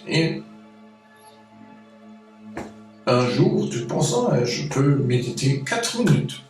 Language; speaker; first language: French; non-native, fluent; German